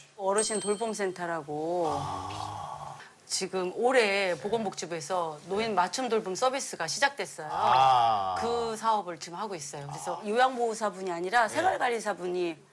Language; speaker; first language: Korean; native; Korean